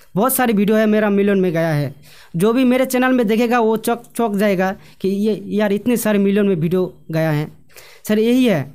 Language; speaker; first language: Hindi; non-native, local second language; Bangla